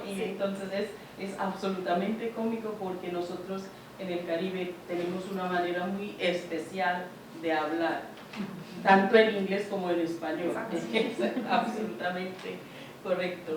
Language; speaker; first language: Spanish; non-native, fluent; English